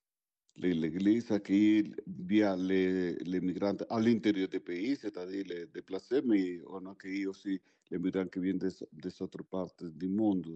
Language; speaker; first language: French; non-native, fluent; Spanish